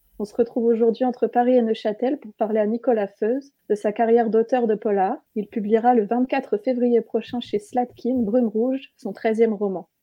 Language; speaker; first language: French; native; French